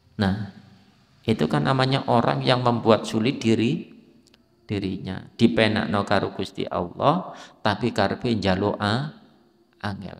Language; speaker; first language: Indonesian; native; Indonesian